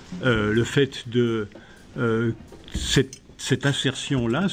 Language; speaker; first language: French; native; French